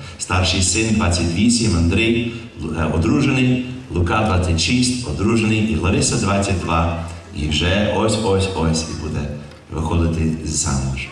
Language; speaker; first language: Ukrainian; early bilingual, heritage; Ukrainian